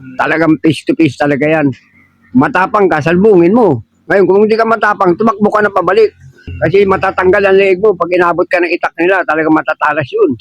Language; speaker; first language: Filipino; native; Filipino